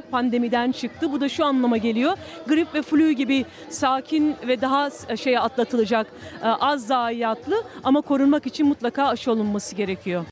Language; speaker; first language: Turkish; native; Turkish